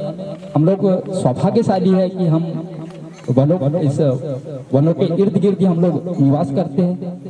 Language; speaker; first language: Hindi; native; Hindi